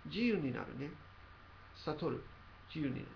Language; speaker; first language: Japanese; non-native, learner; English